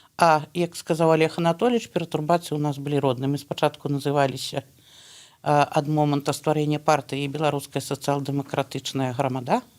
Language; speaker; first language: Belarusian; native; Belarusian